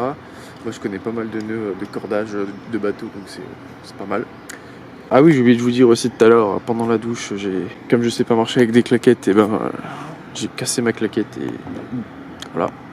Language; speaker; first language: French; native; French